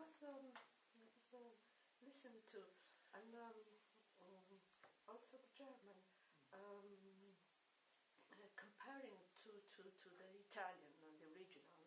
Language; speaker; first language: English; non-native, learner; Italian